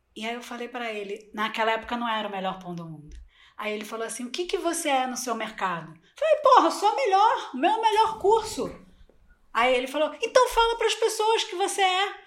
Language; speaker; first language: Portuguese; non-native, local second language; Spanish